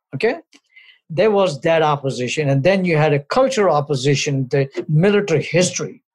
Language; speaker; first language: English; non-native, local second language; Punjabi